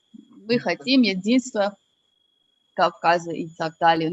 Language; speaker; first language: Russian; non-native, fluent; English